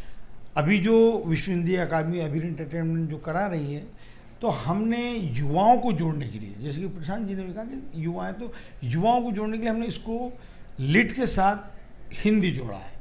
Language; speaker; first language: Hindi; native; Hindi